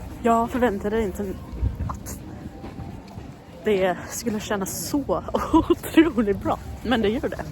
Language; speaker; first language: Swedish; non-native, fluent; English